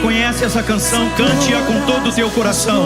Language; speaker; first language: Portuguese; native; Portuguese